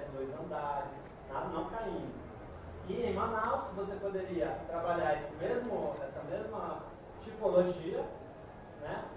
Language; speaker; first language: Portuguese; non-native, fluent; Italian